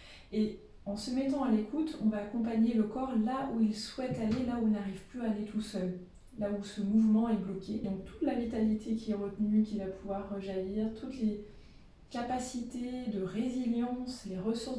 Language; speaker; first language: French; native; French